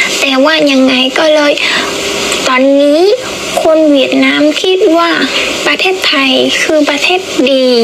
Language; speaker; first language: Thai; non-native, fluent; Vietnamese